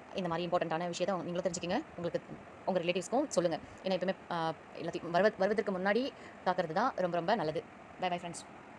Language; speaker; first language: Tamil; native; Tamil